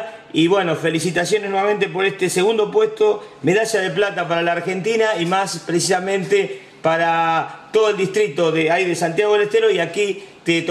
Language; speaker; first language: Spanish; native; Spanish